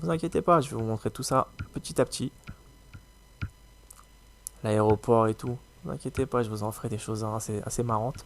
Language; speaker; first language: French; native; French